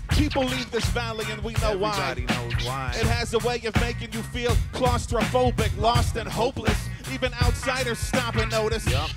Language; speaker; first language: English; native; English